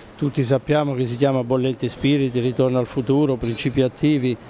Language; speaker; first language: Italian; native; Italian